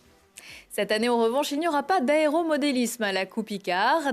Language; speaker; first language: French; native; French